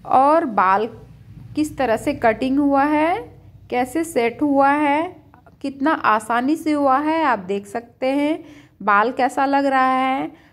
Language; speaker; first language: Hindi; native; Hindi